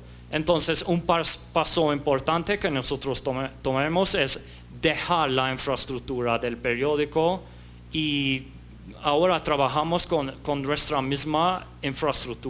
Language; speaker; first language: Spanish; non-native, fluent; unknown